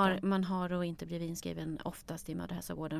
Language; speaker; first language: Swedish; native; Swedish